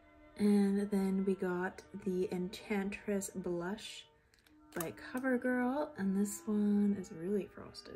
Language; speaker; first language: English; native; English